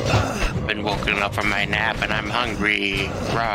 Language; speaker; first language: English; native; English